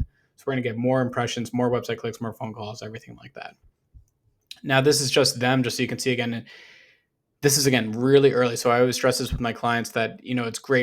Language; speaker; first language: English; native; English